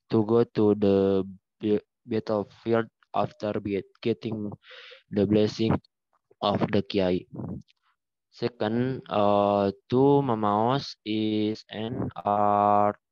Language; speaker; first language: English; non-native, learner; Indonesian